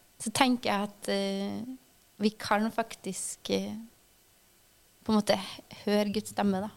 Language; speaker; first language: Norwegian; native; Norwegian